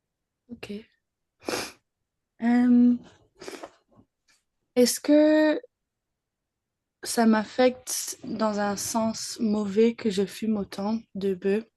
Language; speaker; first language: French; early bilingual, other home language; English